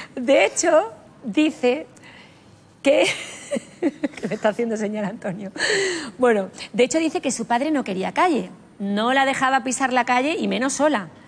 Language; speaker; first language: Spanish; native; Spanish